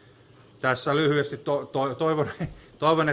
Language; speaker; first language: Finnish; native; Finnish